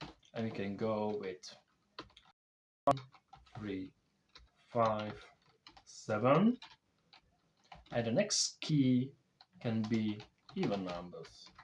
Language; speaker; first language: English; non-native, fluent; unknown